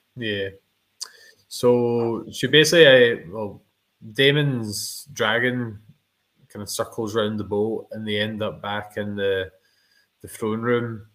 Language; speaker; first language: English; native; English